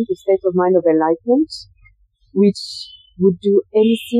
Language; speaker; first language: English; non-native, fluent; French